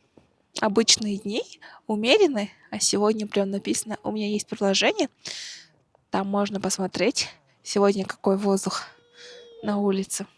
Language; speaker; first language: Russian; non-native, local second language; Kazakh